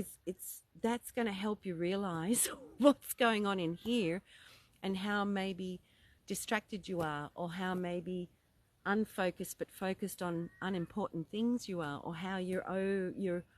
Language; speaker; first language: English; native; English